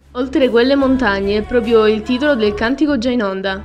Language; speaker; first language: Italian; native; Italian